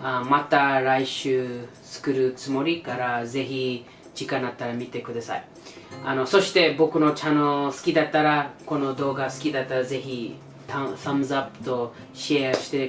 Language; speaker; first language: Japanese; non-native, learner; English